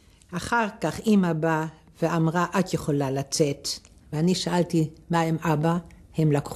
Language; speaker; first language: Hebrew; non-native, fluent; Dutch